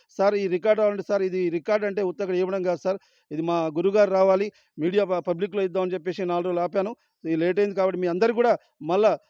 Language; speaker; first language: Telugu; native; Telugu